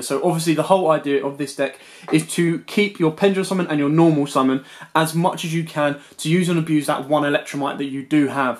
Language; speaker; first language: English; native; English